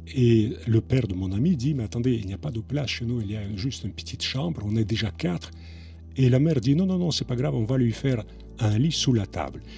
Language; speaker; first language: French; non-native, fluent; Russian